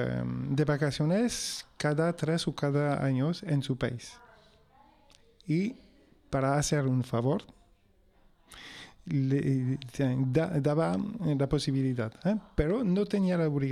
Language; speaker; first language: Spanish; non-native, local second language; French